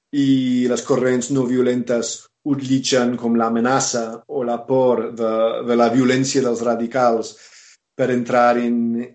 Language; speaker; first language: Catalan; non-native, fluent; English